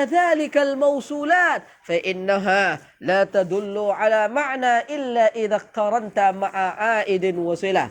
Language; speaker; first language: Arabic; non-native, fluent; Indonesian